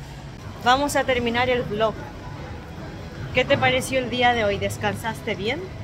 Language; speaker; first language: Spanish; native; Spanish